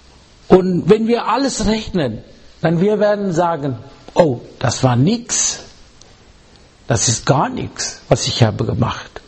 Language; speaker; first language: German; non-native, learner; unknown